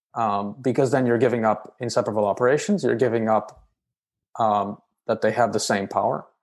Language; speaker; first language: English; non-native, fluent; Romanian